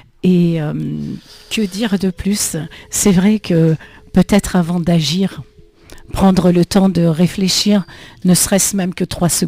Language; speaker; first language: French; native; French